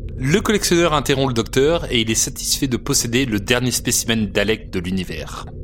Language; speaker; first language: French; native; French